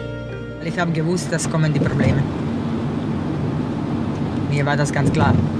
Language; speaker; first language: German; non-native, fluent; Croatian